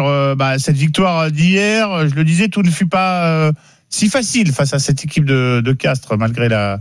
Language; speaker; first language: French; native; French